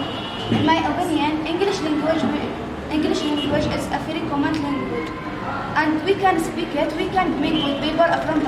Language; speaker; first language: English; non-native, learner; Arabic